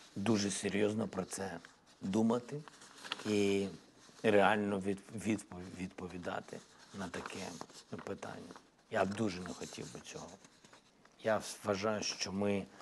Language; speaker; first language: Ukrainian; non-native, local second language; Russian